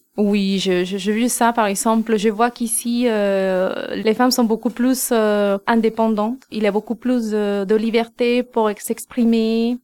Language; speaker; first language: French; non-native, fluent; Spanish